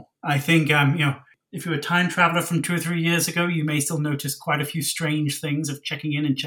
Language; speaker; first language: English; native; English